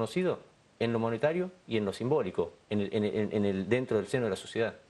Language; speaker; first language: Spanish; native; Spanish